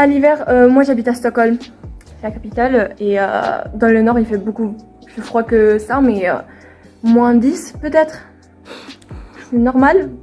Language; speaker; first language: French; non-native, fluent; Swedish